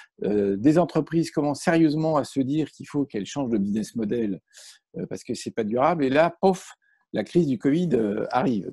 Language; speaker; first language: French; native; French